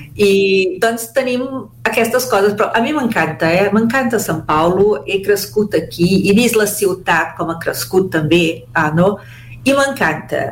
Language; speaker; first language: Catalan; early bilingual, heritage; Catalan